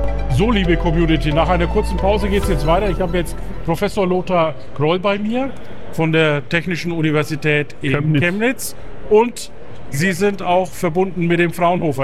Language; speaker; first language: German; native; German